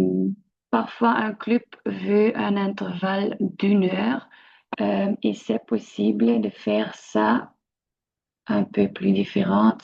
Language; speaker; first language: French; non-native, local second language; Dutch